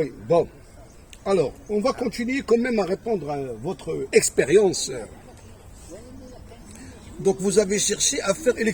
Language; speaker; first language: French; native; French